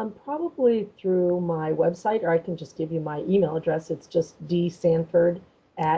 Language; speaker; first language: English; native; English